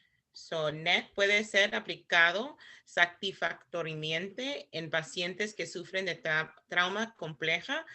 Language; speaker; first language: Spanish; early bilingual, heritage; Spanish